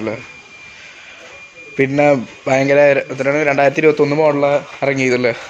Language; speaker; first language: Malayalam; native; Malayalam